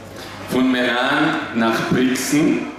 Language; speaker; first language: German; non-native, fluent; Italian